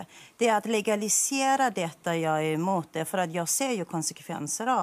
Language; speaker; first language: Swedish; non-native, fluent; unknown